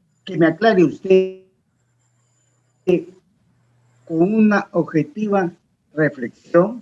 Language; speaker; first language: Spanish; native; Spanish